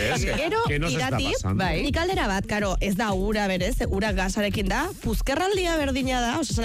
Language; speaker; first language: Basque; native; Basque